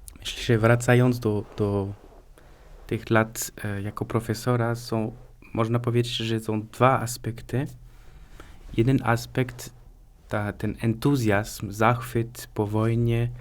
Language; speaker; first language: Polish; non-native, fluent; French